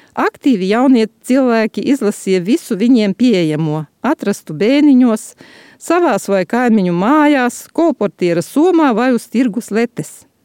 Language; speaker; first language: Latvian; native; Latvian